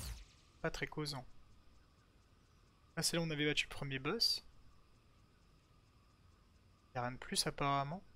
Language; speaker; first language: French; native; French